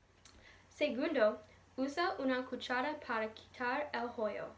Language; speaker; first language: Spanish; non-native, learner; English